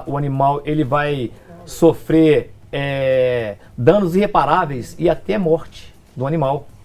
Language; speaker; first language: Portuguese; native; Portuguese